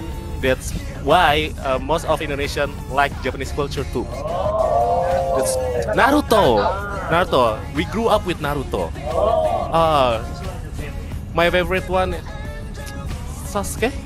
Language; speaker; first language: English; non-native, learner; Indonesian